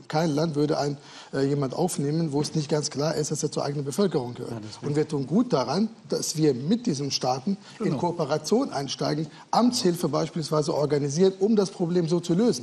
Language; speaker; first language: German; native; German